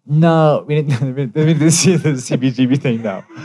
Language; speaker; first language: English; early bilingual, other home language; Italian